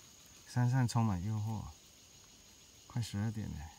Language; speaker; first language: Chinese; native; Chinese